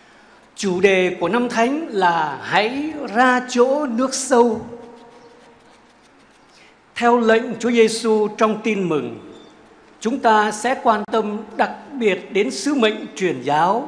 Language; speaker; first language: Vietnamese; native; Vietnamese